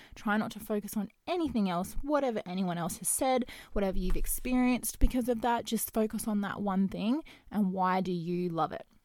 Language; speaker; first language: English; native; English